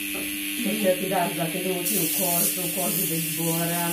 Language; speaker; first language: Serbian; native; Serbian